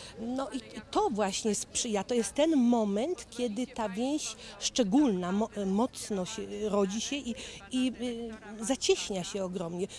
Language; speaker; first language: Polish; native; Polish